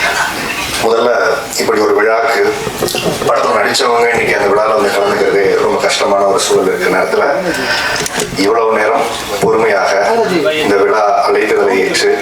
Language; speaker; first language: Tamil; native; Tamil